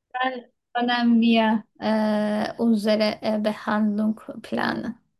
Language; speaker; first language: German; non-native, learner; Turkish